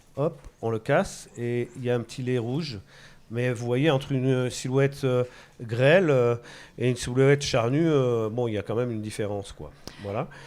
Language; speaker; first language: French; native; French